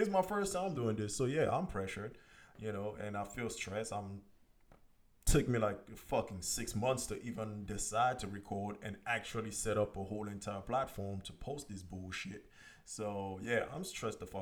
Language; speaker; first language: English; non-native, local second language; French